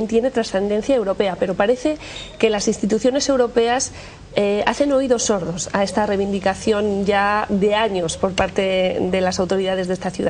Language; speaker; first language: Spanish; native; Spanish